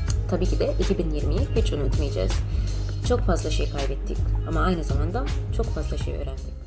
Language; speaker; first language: Turkish; non-native, fluent; Hausa